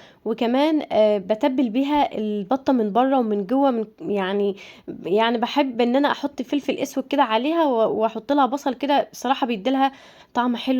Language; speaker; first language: Arabic; native; Arabic